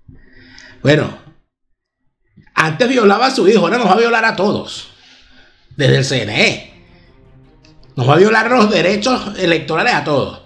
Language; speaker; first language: Spanish; native; Spanish